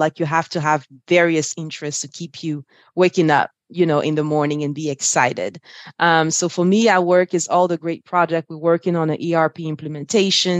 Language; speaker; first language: English; non-native, fluent; French